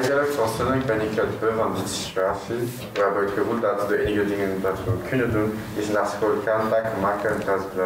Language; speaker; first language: Dutch; early bilingual, other home language; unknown